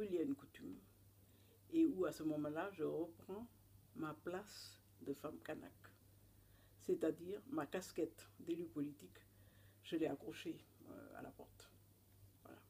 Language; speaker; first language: French; non-native, local second language; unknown